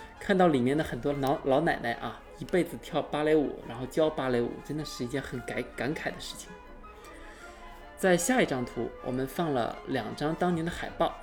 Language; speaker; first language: Chinese; native; Chinese